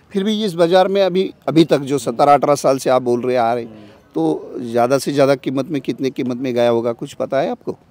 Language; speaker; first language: Hindi; non-native, local second language; Marathi